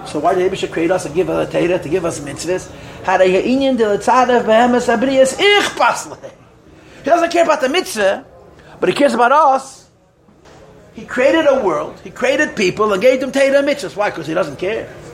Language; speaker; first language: English; native; English